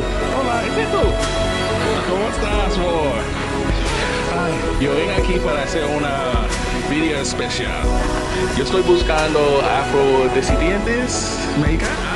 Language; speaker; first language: Spanish; non-native, learner; English